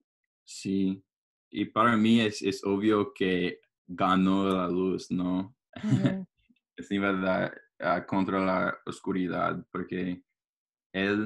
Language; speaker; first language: Spanish; non-native, learner; English